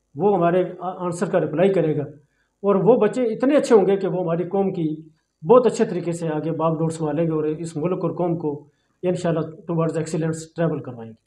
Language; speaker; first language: Urdu; non-native, local second language; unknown